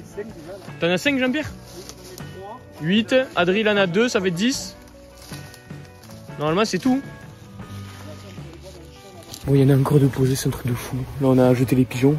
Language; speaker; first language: French; native; French